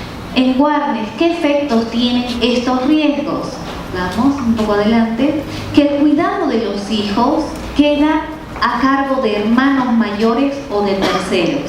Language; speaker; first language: Spanish; native; Spanish